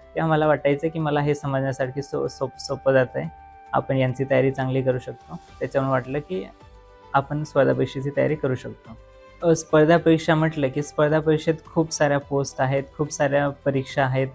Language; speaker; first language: Marathi; non-native, local second language; Bhili